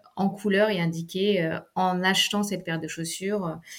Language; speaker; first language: French; native; French